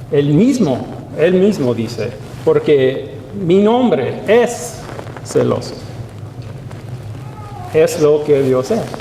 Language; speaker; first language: Spanish; non-native, learner; English